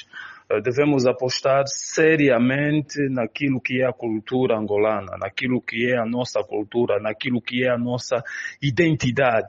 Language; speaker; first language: Portuguese; native; Portuguese